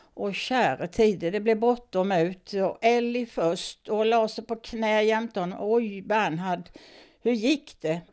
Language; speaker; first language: Swedish; native; Swedish